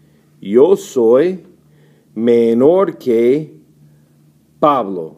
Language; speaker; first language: Spanish; non-native, fluent; English